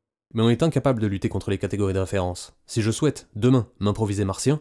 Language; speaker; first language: French; native; French